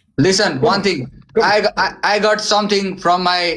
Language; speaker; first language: English; non-native, learner; Nepali